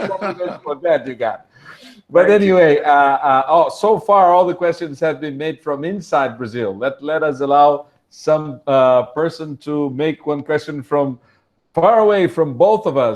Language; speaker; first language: English; non-native, fluent; Portuguese